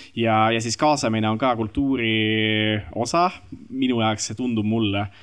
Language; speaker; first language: Estonian; non-native, local second language; Russian